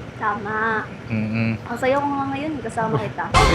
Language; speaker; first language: Filipino; non-native, local second language; Cebuano